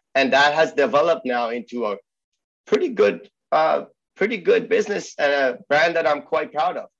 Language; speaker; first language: English; early bilingual, other home language; Persian